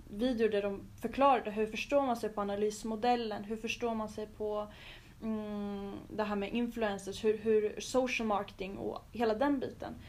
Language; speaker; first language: Swedish; early bilingual, other home language; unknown